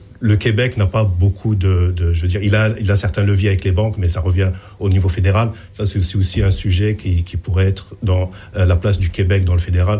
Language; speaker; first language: French; non-native, local second language; Arabic